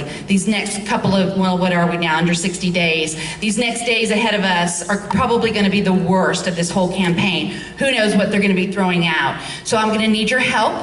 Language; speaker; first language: English; native; English